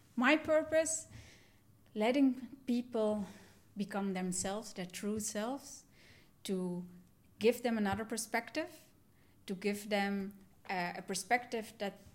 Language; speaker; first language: English; non-native, fluent; Dutch